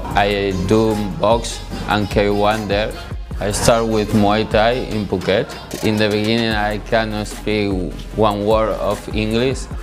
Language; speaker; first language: English; non-native, learner; Spanish